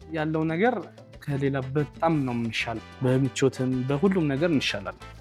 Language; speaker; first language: Amharic; early bilingual, other home language; Arabic